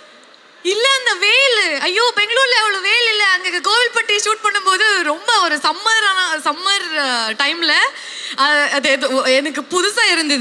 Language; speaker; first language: Tamil; non-native, learner; Kannada